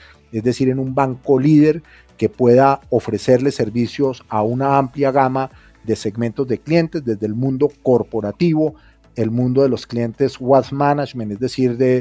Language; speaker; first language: Spanish; native; Spanish